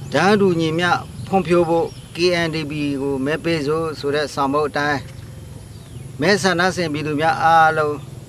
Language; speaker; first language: Burmese; non-native, local second language; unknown